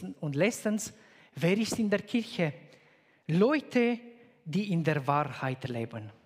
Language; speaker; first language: German; non-native, fluent; Romanian